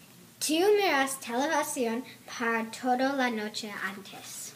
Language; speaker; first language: Spanish; non-native, learner; English